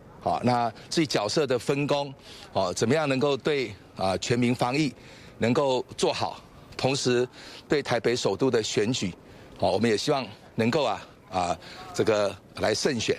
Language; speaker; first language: Chinese; native; Chinese